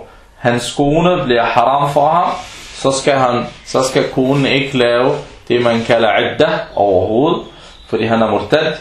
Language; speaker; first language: Danish; non-native, local second language; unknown